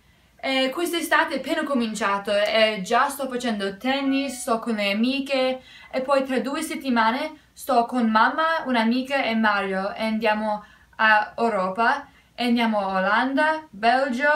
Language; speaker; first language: Italian; early bilingual, heritage; Italian